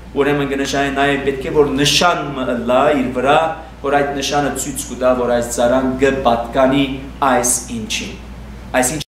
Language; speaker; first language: Armenian; early bilingual, heritage; Armenian